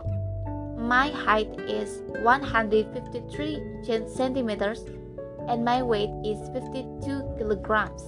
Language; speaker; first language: English; non-native, learner; Indonesian